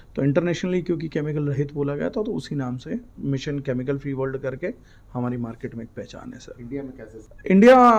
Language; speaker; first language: Hindi; native; Hindi